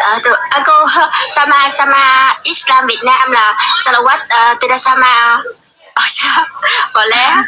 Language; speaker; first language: Indonesian; non-native, learner; Vietnamese